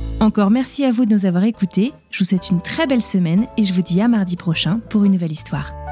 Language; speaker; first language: French; native; French